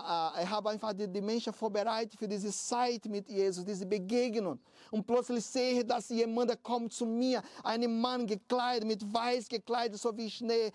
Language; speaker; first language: German; non-native, fluent; Portuguese